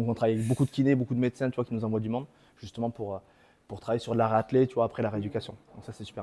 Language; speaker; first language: French; native; French